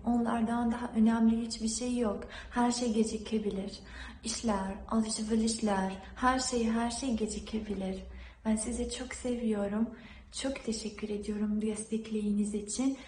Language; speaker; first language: Turkish; non-native, learner; Arabic